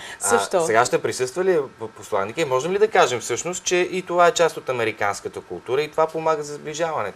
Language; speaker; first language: Bulgarian; native; Bulgarian